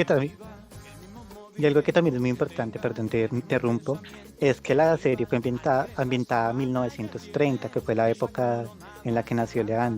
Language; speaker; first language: Spanish; native; Spanish